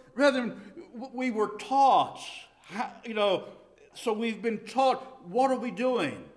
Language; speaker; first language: English; native; English